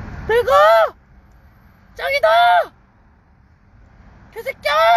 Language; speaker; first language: Korean; native; Korean